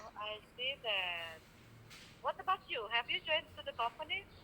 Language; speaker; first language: English; non-native, fluent; Indonesian